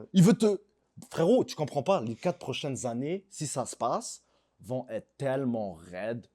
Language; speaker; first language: French; early bilingual, other home language; Arabic